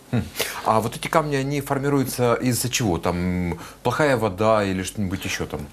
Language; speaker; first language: Russian; native; Russian